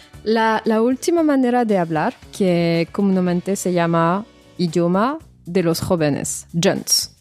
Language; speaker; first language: Spanish; non-native, fluent; French